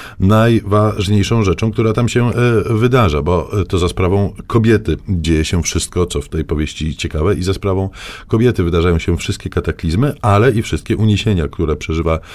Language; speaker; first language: Polish; native; Polish